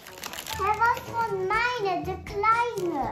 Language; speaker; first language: Dutch; early bilingual, other home language; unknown